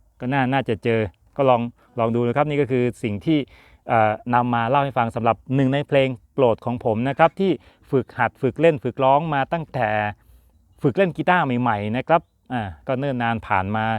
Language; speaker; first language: Thai; native; Thai